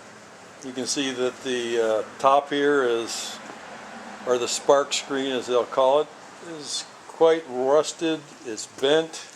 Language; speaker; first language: English; native; English